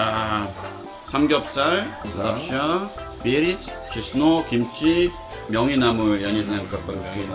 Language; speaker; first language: Russian; non-native, fluent; Korean